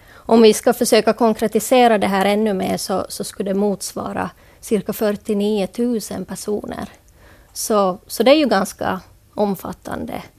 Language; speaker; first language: Swedish; native; Swedish